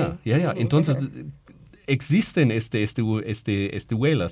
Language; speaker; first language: Spanish; non-native, fluent; German